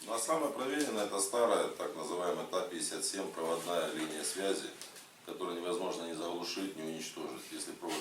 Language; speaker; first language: Russian; native; Russian